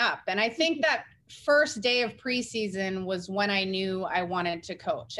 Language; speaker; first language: English; native; English